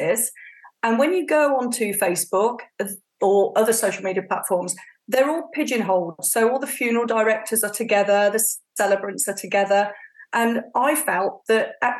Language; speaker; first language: English; native; English